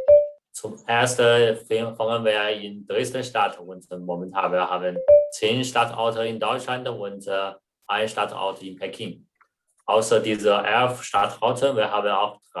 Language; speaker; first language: German; non-native, learner; Chinese